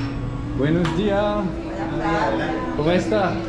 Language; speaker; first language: Spanish; non-native, learner; French